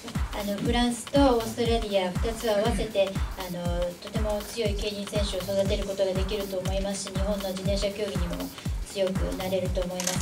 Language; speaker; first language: Japanese; native; Japanese